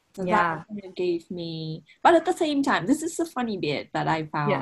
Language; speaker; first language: English; non-native, fluent; Japanese